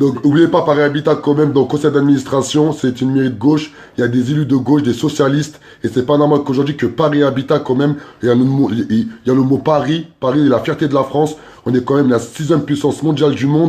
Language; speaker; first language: French; native; French